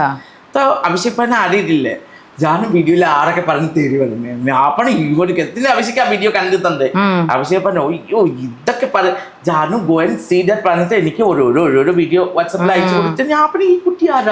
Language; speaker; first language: Malayalam; non-native, fluent; Assamese